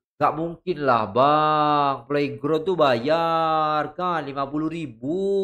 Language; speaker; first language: Indonesian; native; Indonesian